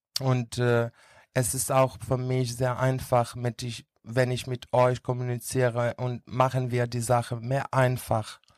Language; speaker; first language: German; non-native, learner; Greek